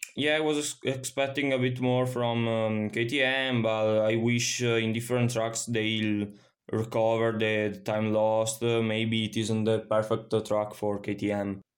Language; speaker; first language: English; non-native, fluent; Italian